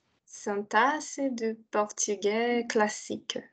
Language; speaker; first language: French; non-native, learner; Portuguese